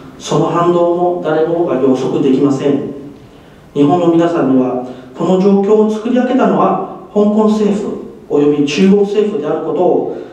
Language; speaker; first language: Japanese; non-native, fluent; Cantonese